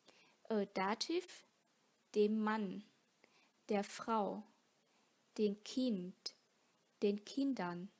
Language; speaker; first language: German; non-native, fluent; Vietnamese